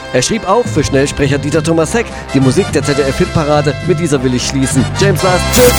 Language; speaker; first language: German; native; German